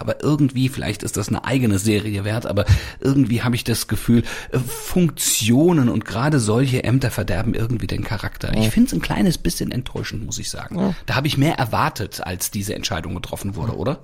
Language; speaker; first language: German; native; German